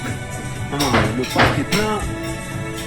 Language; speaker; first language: French; native; French